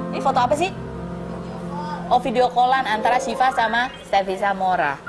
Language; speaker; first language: Indonesian; native; Indonesian